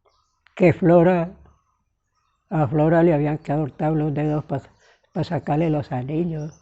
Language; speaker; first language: Spanish; native; Spanish